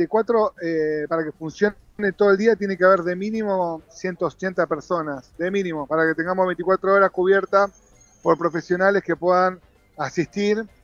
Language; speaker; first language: Spanish; native; Spanish